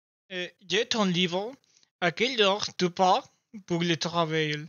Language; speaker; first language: French; non-native, learner; Spanish